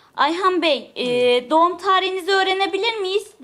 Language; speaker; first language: Turkish; native; Turkish